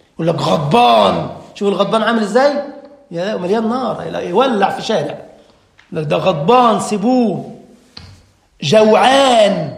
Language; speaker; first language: Arabic; native; Arabic